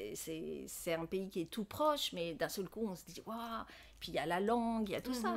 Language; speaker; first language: French; native; French